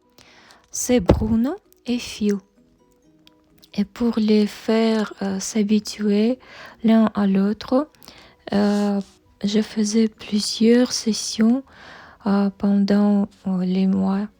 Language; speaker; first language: French; non-native, learner; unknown